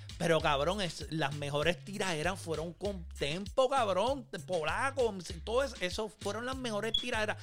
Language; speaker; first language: Spanish; native; Spanish